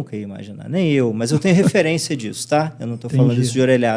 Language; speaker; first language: Portuguese; native; Portuguese